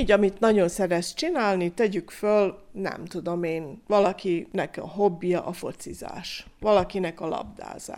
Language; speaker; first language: Hungarian; native; Hungarian